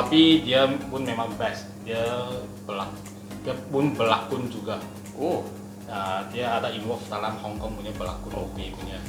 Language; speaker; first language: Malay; non-native, local second language; Chinese